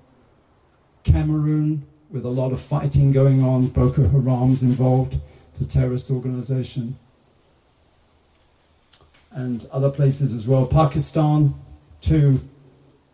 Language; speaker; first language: English; native; English